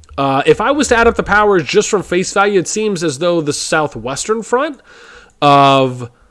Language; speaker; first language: English; native; English